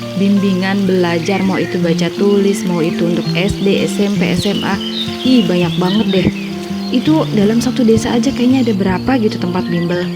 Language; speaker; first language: Indonesian; native; Indonesian